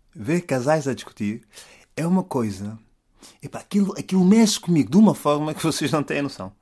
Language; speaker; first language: Portuguese; native; Portuguese